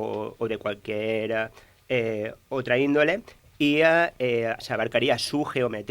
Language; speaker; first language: Spanish; native; Spanish